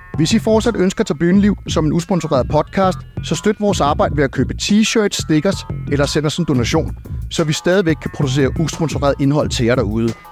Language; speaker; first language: Danish; native; Danish